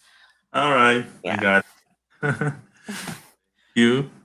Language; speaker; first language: English; non-native, learner; Portuguese